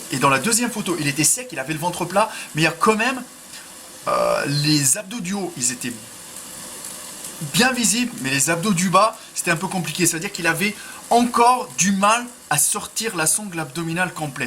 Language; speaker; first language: French; native; French